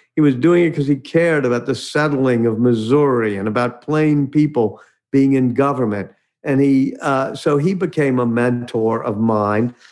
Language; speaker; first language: English; native; English